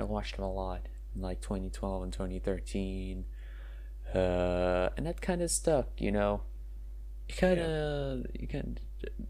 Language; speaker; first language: English; non-native, fluent; Norwegian